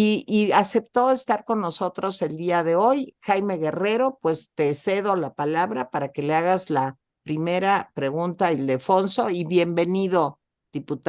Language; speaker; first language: Spanish; native; Spanish